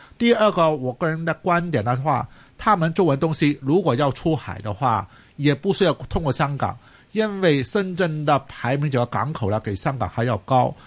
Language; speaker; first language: Chinese; non-native, local second language; Cantonese